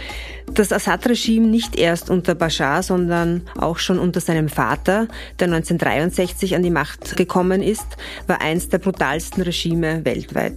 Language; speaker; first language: German; native; German